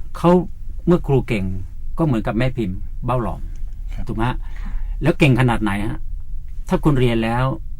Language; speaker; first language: Thai; native; Thai